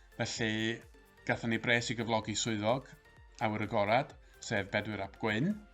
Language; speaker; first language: Welsh; native; Welsh